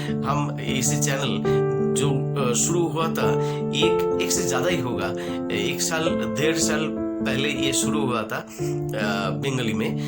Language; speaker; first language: Hindi; non-native, local second language; Bangla